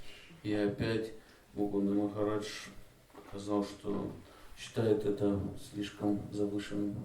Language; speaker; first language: Russian; native; Russian